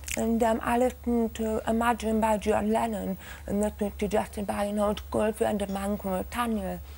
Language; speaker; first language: English; native; English